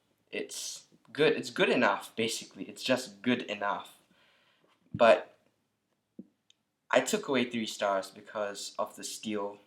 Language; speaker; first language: English; native; English